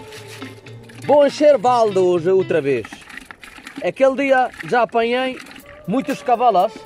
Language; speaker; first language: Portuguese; non-native, learner; Bangla